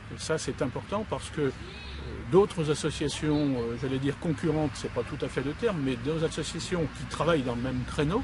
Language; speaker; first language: French; native; French